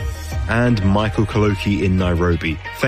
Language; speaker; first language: English; native; English